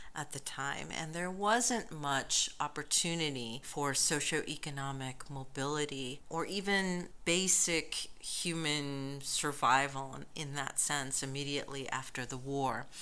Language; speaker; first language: English; native; English